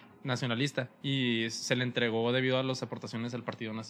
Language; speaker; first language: Spanish; native; Spanish